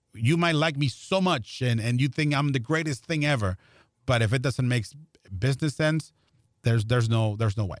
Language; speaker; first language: English; non-native, fluent; Spanish